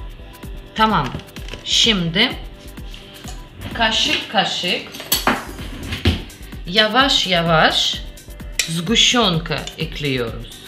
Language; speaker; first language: Turkish; non-native, learner; Russian